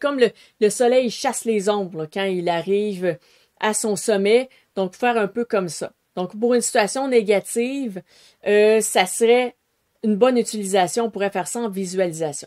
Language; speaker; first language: French; native; French